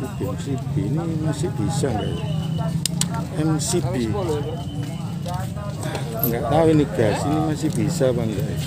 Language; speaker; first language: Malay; non-native, local second language; Javanese